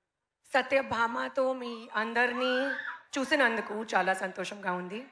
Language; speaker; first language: Telugu; non-native, learner; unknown